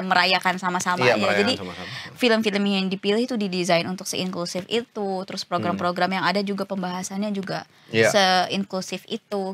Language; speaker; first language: Indonesian; native; Indonesian